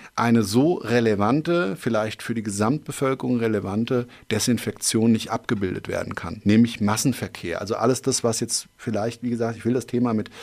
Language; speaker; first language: German; native; German